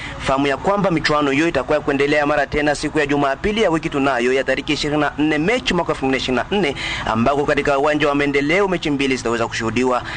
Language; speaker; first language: Swahili; non-native, local second language; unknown